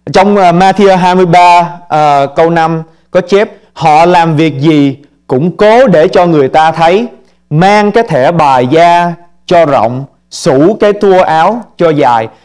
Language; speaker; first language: Vietnamese; early bilingual, heritage; Vietnamese